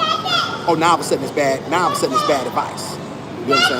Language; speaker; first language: English; native; English